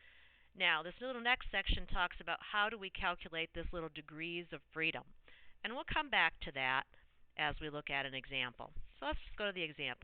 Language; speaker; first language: English; native; English